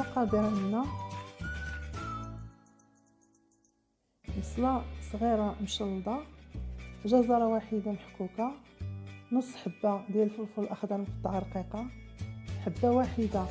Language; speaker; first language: Arabic; native; Arabic